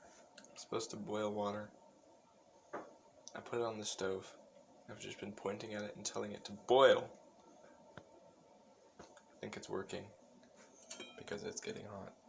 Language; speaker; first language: English; native; English